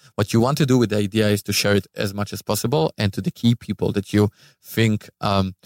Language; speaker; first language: English; non-native, fluent; Hebrew